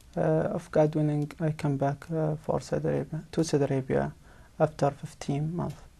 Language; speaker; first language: English; non-native, learner; Arabic